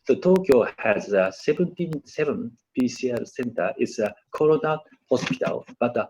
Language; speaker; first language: English; non-native, learner; Japanese